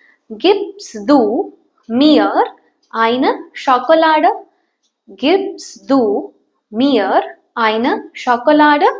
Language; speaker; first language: German; non-native, fluent; Tamil